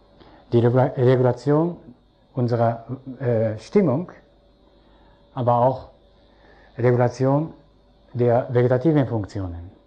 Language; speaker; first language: German; non-native, fluent; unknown